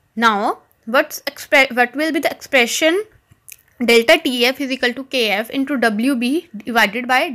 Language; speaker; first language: English; non-native, local second language; Punjabi